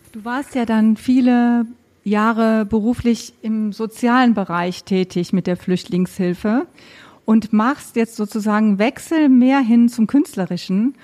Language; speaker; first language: German; native; German